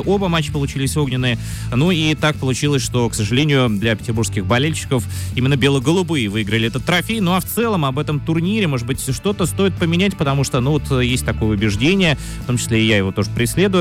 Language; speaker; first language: Russian; native; Russian